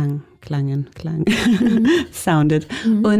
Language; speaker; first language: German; non-native, fluent; Danish